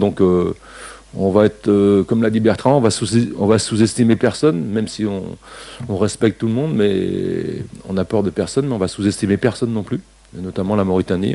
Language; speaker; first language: French; native; French